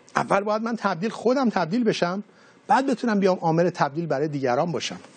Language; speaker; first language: Persian; native; Persian